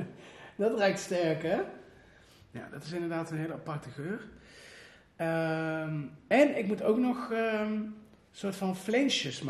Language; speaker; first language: Dutch; native; Dutch